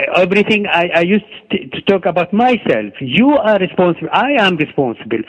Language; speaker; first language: English; non-native, learner; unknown